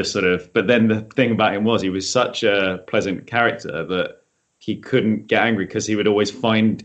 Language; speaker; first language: English; native; English